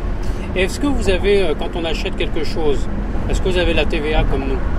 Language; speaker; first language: French; native; French